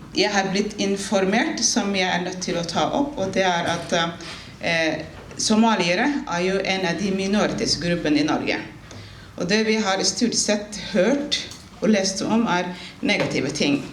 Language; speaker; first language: Norwegian; non-native, fluent; Somali